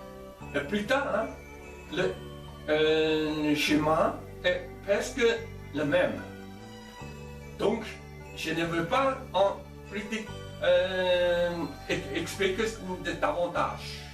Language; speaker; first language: French; non-native, learner; Chinese